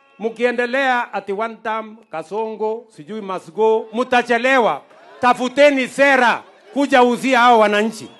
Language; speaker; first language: Swahili; non-native, local second language; Kalenjin